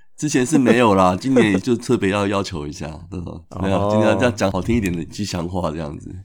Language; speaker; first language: Chinese; native; Chinese